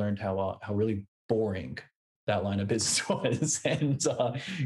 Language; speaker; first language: English; native; English